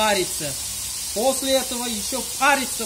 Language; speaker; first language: Russian; non-native, learner; Tajik